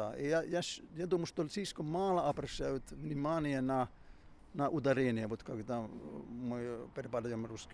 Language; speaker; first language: Russian; non-native, fluent; Finnish